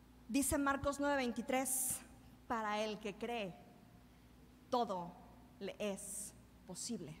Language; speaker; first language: Spanish; native; Spanish